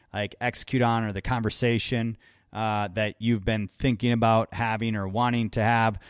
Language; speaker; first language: English; native; English